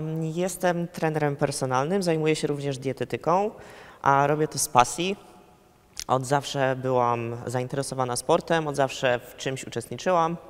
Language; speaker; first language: Polish; early bilingual, heritage; Polish